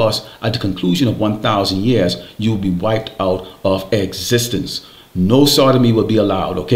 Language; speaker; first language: English; native; English